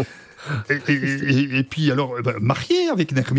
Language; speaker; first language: French; native; French